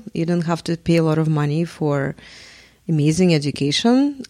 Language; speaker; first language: English; non-native, fluent; Russian